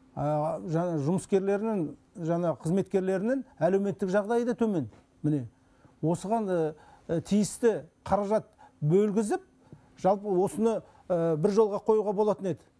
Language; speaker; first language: Kazakh; native; Kazakh